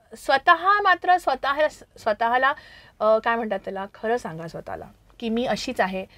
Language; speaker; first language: Marathi; early bilingual, heritage; Marathi